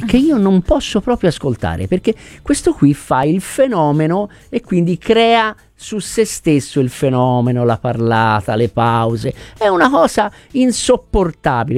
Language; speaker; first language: Italian; native; Italian